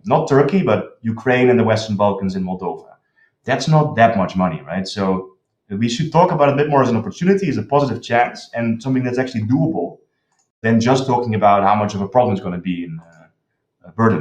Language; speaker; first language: English; non-native, fluent; Dutch